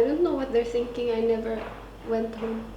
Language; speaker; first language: English; non-native, local second language; Cebuano